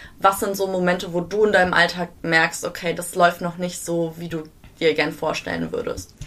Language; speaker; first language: German; native; German